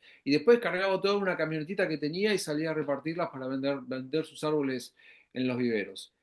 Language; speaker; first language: Spanish; native; Spanish